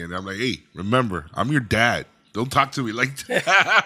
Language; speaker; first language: English; early bilingual, other home language; Spanish